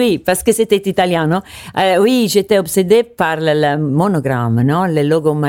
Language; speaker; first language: French; non-native, learner; Italian